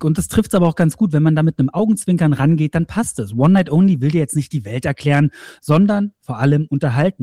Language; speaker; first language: German; native; German